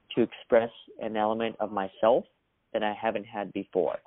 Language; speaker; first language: English; early bilingual, other home language; Russian